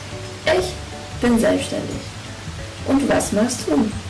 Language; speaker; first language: German; non-native, fluent; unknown